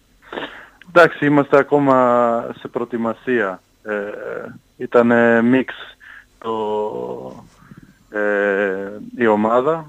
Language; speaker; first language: Greek; non-native, fluent; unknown